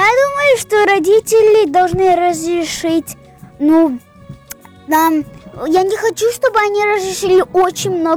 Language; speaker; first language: Russian; early bilingual, heritage; Russian